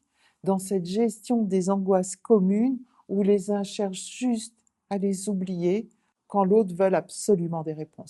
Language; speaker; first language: French; native; French